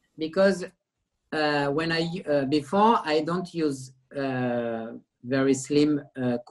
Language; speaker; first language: English; non-native, learner; French